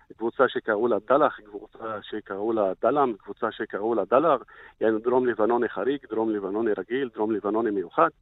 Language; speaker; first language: Hebrew; non-native, fluent; Arabic